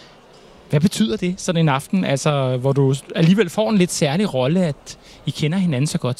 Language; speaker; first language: Danish; native; Danish